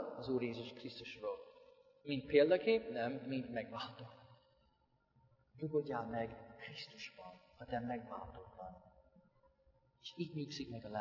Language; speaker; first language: Hungarian; non-native, fluent; English